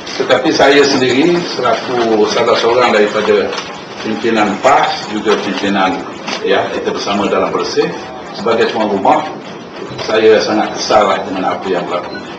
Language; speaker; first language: Malay; native; Malay